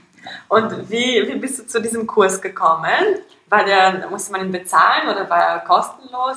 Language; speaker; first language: German; early bilingual, other home language; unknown